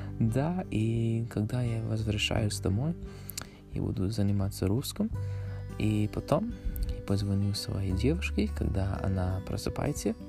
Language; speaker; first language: Russian; non-native, learner; English